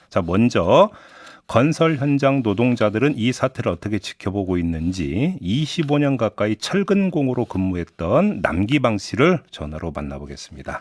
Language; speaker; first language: Korean; native; Korean